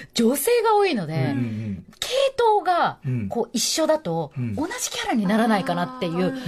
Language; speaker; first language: Japanese; native; Japanese